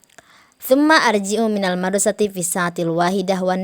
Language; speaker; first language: Arabic; non-native, fluent; Indonesian